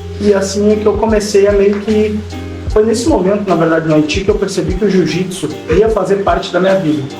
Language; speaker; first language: Portuguese; native; Portuguese